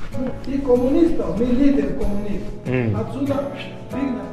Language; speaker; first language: Russian; non-native, local second language; Georgian